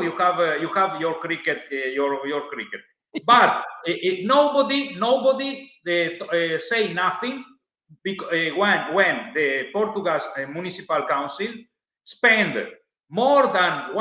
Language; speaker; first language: English; non-native, learner; Italian